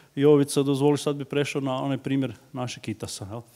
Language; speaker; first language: Croatian; native; Croatian